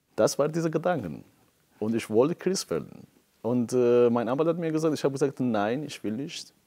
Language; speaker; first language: German; non-native, fluent; Persian